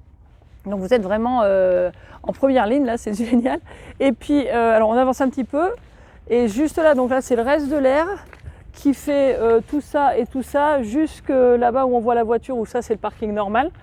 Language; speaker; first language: French; native; French